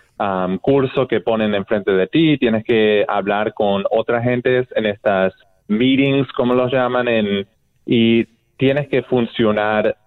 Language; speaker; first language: Spanish; non-native, fluent; English